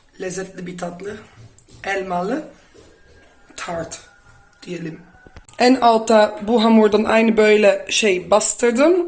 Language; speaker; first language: Turkish; non-native, fluent; Dutch